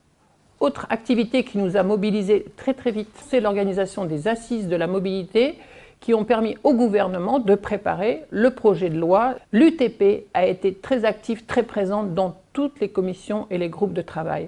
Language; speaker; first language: French; native; French